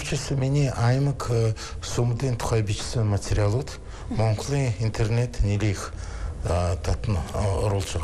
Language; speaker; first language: Mongolian; non-native, fluent; Russian